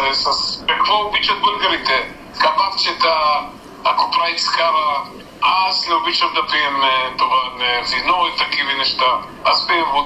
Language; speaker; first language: Bulgarian; early bilingual, heritage; Bulgarian